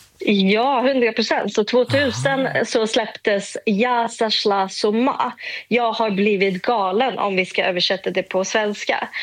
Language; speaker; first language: Swedish; early bilingual, other home language; Russian